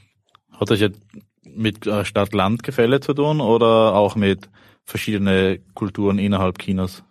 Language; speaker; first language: German; native; German